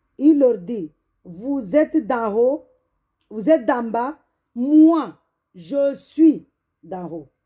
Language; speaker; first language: French; non-native, local second language; Comorian